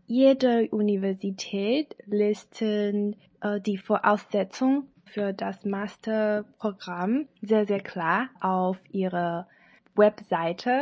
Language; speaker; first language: German; non-native, learner; Chinese